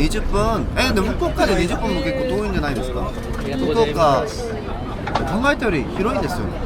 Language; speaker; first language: Japanese; non-native, learner; Korean